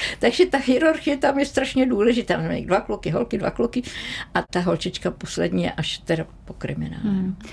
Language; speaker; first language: Czech; native; Czech